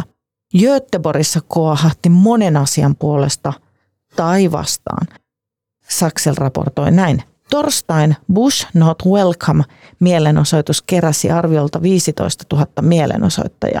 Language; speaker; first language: Finnish; native; Finnish